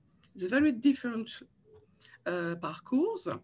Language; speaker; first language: English; non-native, learner; French